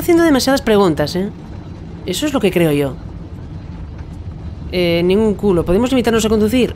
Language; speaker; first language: Spanish; native; Spanish